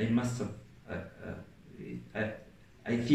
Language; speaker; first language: English; non-native, local second language; Swahili